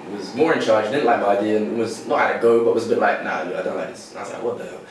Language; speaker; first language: English; native; English